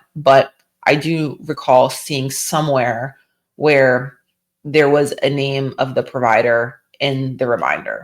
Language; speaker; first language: English; native; English